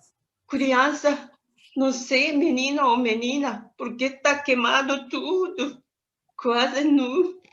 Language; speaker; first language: Portuguese; non-native, learner; Japanese